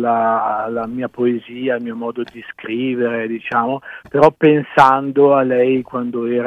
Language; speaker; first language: Italian; native; Italian